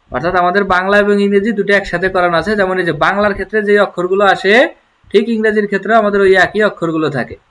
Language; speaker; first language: Bangla; native; Bangla